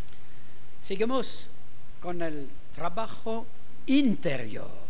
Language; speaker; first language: Spanish; non-native, fluent; French